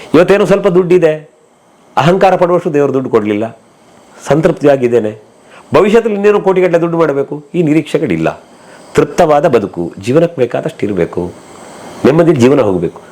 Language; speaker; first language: Kannada; native; Kannada